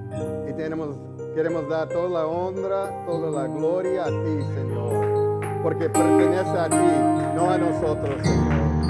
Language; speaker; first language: Spanish; early bilingual, heritage; English